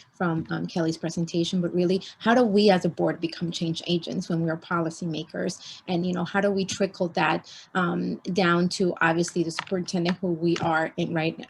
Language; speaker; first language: English; early bilingual, other home language; Spanish